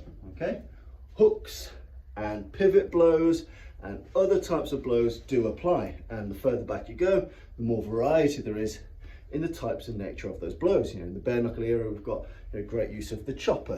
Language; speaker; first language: English; native; English